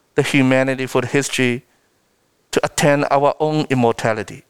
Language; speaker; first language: English; non-native, fluent; Chinese